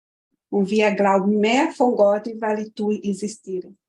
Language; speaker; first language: German; non-native, learner; Portuguese